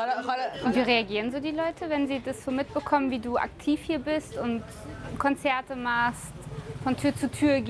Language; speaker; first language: German; native; German